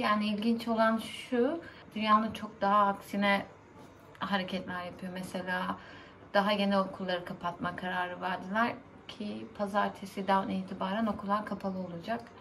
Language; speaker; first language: Turkish; native; Turkish